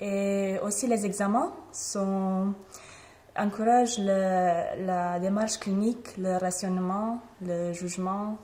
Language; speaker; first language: French; non-native, fluent; Romanian